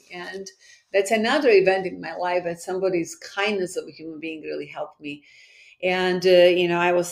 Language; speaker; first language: English; non-native, fluent; Bosnian